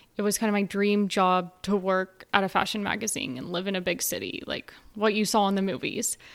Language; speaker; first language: English; native; English